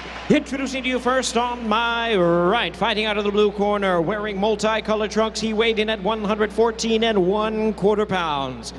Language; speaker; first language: English; early bilingual, other home language; Spanish